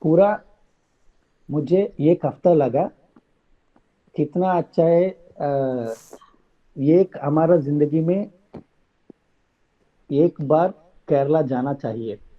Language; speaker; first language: Hindi; non-native, local second language; Telugu